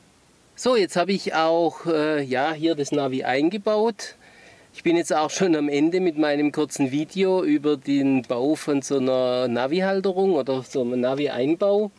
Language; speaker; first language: German; native; German